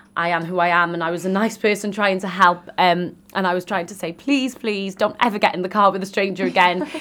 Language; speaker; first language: English; native; English